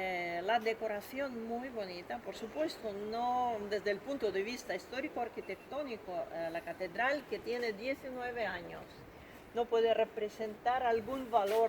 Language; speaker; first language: Spanish; non-native, fluent; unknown